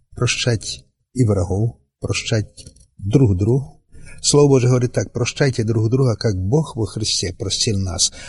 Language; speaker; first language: Russian; non-native, local second language; Rusyn